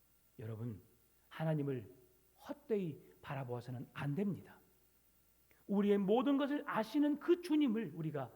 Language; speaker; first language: Korean; native; Korean